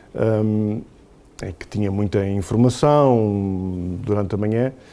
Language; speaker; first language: Portuguese; native; Portuguese